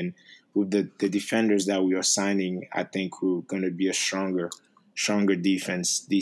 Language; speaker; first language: English; non-native, fluent; French